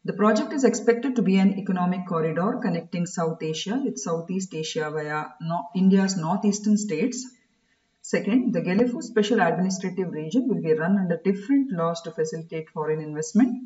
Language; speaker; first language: English; non-native, local second language; Kannada